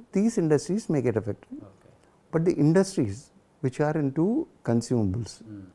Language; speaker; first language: English; non-native, local second language; Tamil